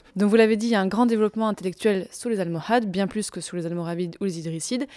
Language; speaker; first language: French; native; French